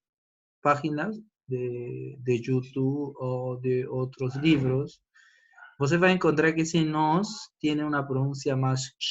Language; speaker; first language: Portuguese; non-native, fluent; Spanish